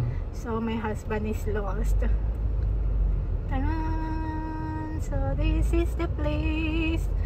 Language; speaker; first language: English; non-native, learner; Filipino